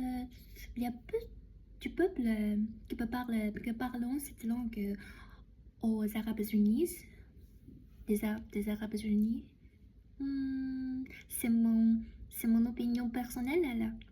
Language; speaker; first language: French; non-native, learner; Chinese